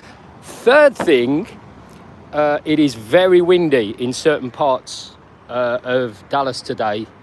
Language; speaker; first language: English; native; English